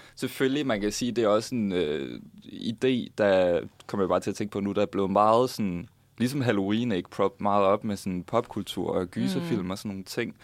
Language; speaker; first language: Danish; native; Danish